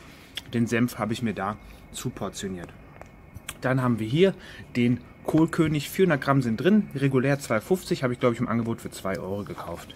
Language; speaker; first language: German; native; German